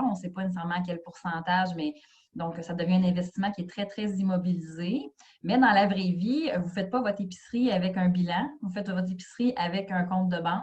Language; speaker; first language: French; native; French